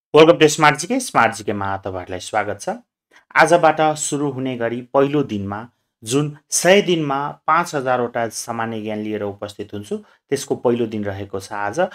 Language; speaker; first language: Nepali; non-native, local second language; Maithili